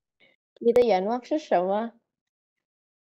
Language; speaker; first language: Chinese; non-native, learner; Indonesian